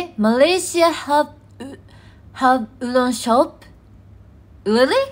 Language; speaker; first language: English; non-native, learner; Japanese